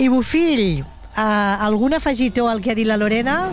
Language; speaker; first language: Catalan; native; Catalan